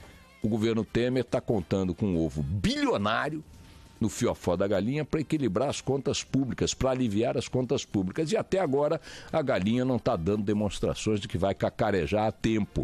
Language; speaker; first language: Portuguese; native; Portuguese